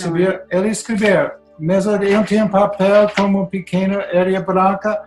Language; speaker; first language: Portuguese; non-native, learner; English